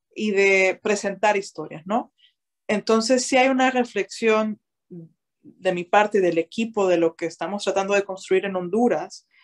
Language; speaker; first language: Spanish; native; Spanish